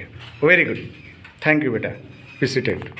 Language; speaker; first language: English; non-native, fluent; Hindi